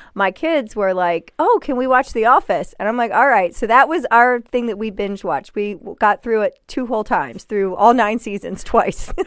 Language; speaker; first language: English; native; English